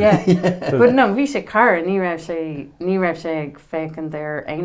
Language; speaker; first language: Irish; non-native, learner; English